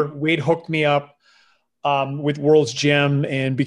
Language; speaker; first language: English; non-native, fluent; French